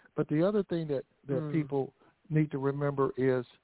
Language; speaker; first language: English; native; English